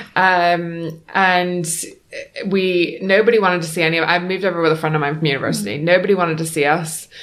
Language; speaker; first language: English; native; English